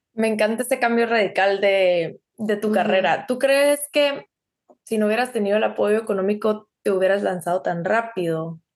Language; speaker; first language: Spanish; native; Spanish